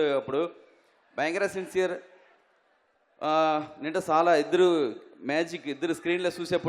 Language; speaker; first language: Telugu; non-native, learner; Tamil